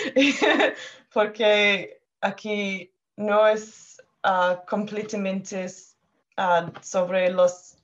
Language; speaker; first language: Spanish; non-native, learner; English